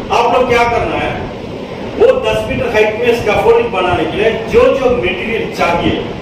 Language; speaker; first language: Hindi; non-native, local second language; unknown